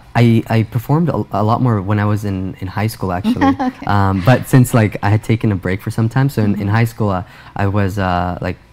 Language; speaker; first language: English; native; English